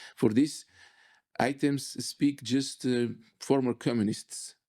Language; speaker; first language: English; non-native, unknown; Bulgarian